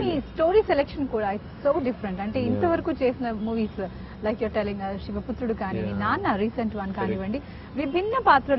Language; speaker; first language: Telugu; native; Telugu